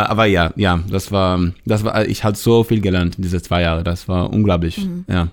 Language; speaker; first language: German; non-native, learner; Hebrew